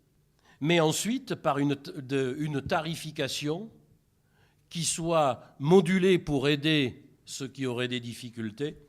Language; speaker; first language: French; native; French